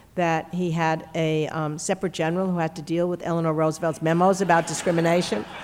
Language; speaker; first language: English; native; English